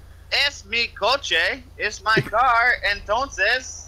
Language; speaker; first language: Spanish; non-native, learner; English